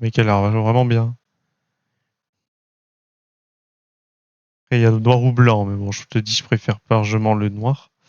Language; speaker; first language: French; native; French